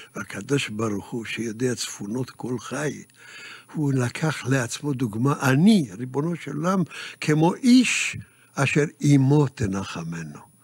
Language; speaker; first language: Hebrew; early bilingual, other home language; Yiddish